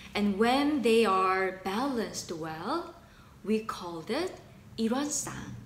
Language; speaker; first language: English; non-native, fluent; Korean